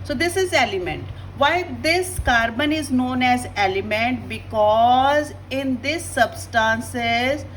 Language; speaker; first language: English; non-native, local second language; Punjabi